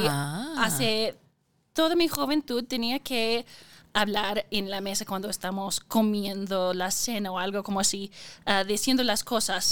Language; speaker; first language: Spanish; non-native, fluent; English